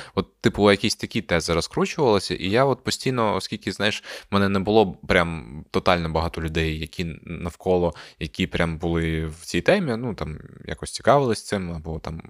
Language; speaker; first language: Ukrainian; non-native, local second language; Russian